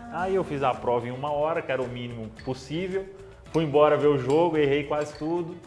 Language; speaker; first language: Portuguese; native; Portuguese